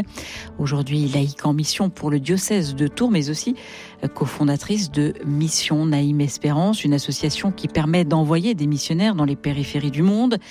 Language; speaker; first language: French; native; French